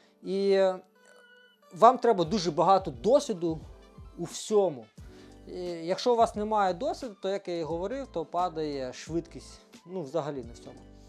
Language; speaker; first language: Ukrainian; non-native, fluent; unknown